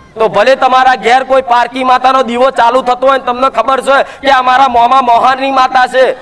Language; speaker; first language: Gujarati; native; Gujarati